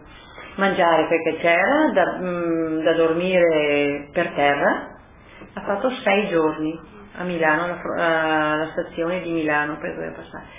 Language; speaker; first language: Italian; early bilingual, other home language; French